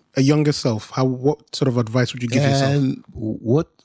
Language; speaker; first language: English; non-native, local second language; Yoruba